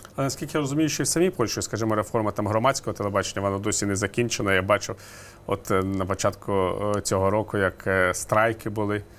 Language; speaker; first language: Ukrainian; non-native, local second language; Russian